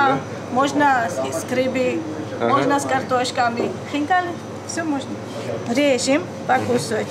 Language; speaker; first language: Russian; non-native, fluent; Georgian